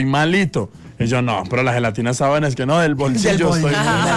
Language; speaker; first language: Spanish; native; Spanish